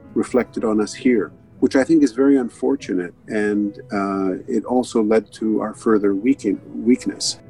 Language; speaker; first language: English; early bilingual, other home language; Arabic